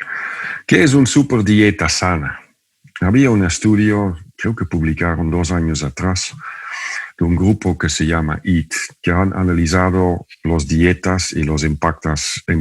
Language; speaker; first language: Spanish; non-native, fluent; Dutch